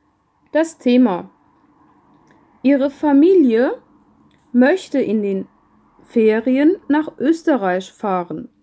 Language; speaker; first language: German; non-native, fluent; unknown